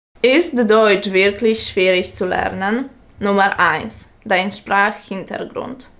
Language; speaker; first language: German; non-native, fluent; Polish